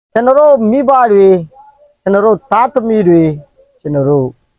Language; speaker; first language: Burmese; non-native, local second language; Rohingya